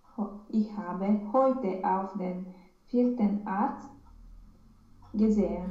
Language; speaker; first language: German; non-native, learner; Romanian